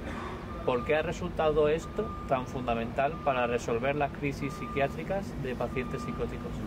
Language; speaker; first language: Spanish; native; Spanish